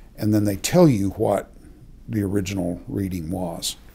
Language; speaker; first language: English; native; English